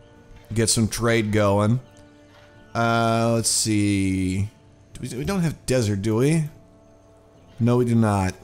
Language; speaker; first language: English; native; English